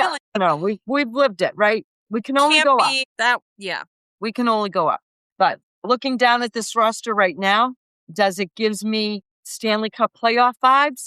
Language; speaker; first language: English; native; English